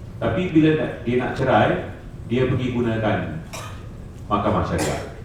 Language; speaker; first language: Malay; non-native, local second language; Tamil